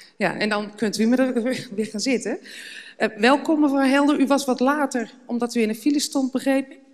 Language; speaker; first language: Dutch; native; Dutch